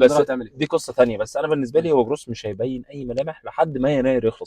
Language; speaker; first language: Arabic; native; Arabic